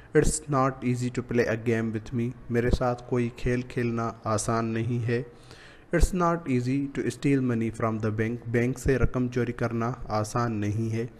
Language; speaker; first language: Urdu; native; Urdu